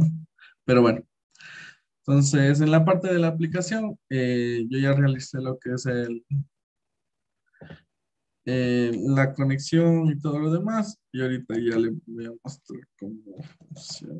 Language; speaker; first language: Spanish; native; Spanish